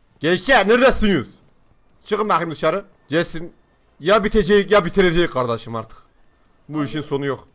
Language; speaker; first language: Turkish; native; Turkish